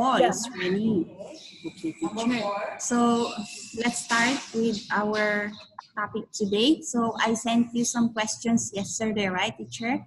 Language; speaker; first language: English; non-native, fluent; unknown